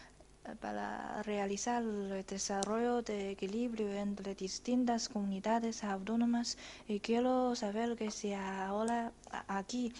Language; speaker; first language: Spanish; non-native, fluent; Chinese